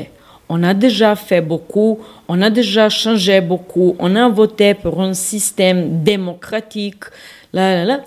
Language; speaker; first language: French; non-native, fluent; Serbian